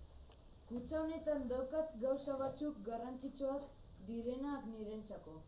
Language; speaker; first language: Basque; non-native, local second language; Spanish